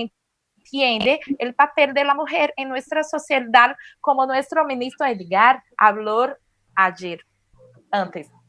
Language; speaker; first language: Spanish; non-native, fluent; Portuguese